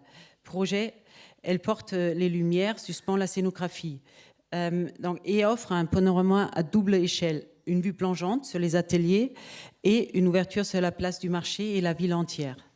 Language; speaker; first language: French; native; French